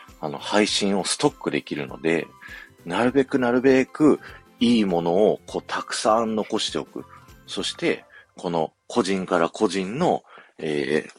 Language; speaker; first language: Japanese; native; Japanese